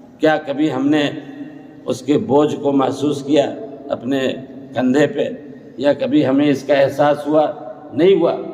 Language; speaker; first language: Urdu; native; Urdu